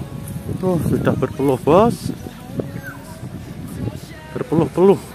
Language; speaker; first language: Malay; non-native, local second language; Javanese